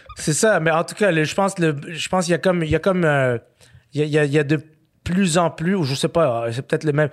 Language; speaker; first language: French; early bilingual, other home language; Arabic